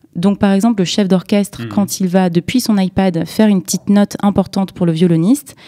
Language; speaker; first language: French; native; French